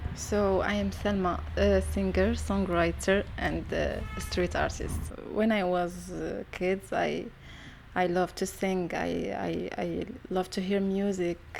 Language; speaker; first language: English; non-native, learner; Arabic